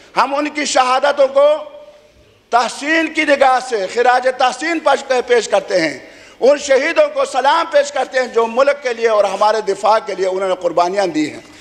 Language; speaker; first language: Urdu; non-native, local second language; Khowar